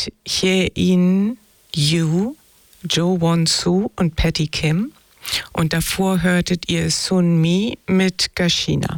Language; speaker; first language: German; native; German